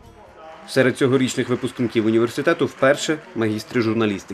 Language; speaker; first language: Ukrainian; native; Ukrainian